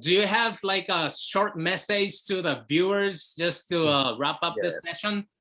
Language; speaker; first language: English; non-native, fluent; Japanese